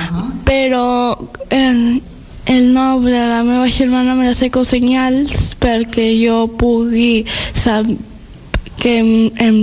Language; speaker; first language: Catalan; early bilingual, other home language; Spanish